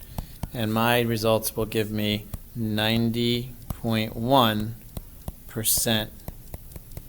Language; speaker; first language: English; native; English